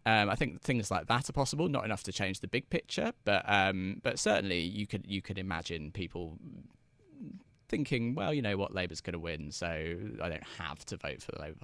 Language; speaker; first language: English; native; English